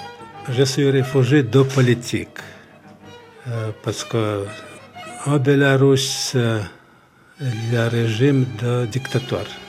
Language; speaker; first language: French; non-native, learner; Belarusian